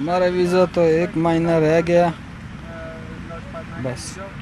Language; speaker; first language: Hindi; non-native, learner; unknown